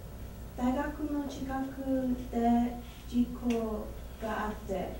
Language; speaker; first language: Japanese; non-native, learner; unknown